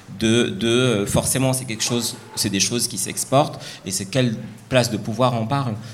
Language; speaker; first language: French; non-native, local second language; Arabic